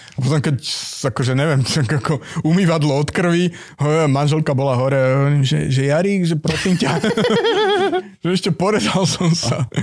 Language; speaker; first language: Slovak; native; Slovak